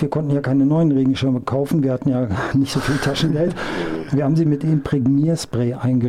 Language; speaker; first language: German; native; German